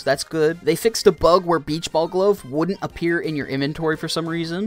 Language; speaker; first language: English; native; English